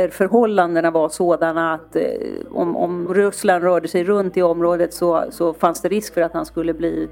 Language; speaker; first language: Swedish; native; Swedish